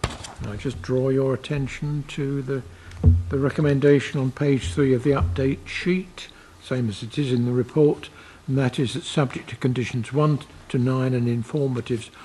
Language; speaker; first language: English; native; English